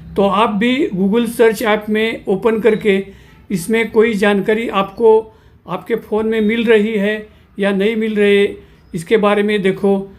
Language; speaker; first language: Hindi; non-native, local second language; Marathi